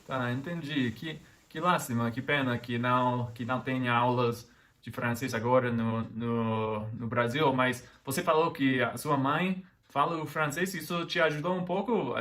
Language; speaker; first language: Portuguese; non-native, fluent; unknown